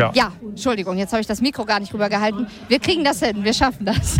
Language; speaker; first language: German; native; German